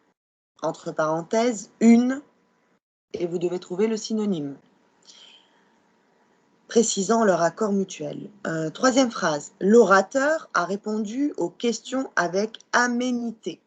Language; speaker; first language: French; non-native, local second language; Arabic